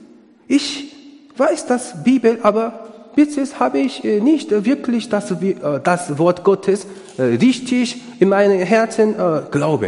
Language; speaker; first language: German; non-native, learner; Korean